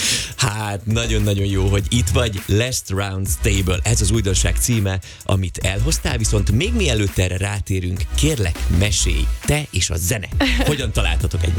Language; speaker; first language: Hungarian; native; Hungarian